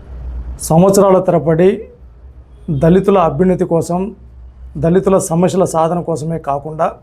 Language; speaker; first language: Telugu; native; Telugu